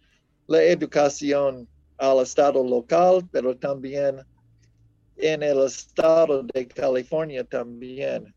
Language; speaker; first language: Spanish; non-native, fluent; English